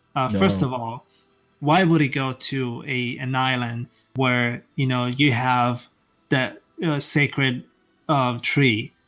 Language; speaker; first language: English; non-native, fluent; Italian